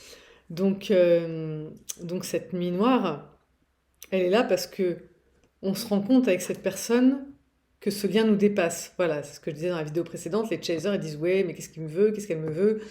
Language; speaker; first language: French; native; French